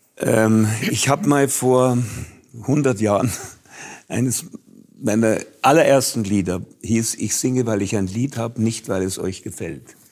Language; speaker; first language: German; native; German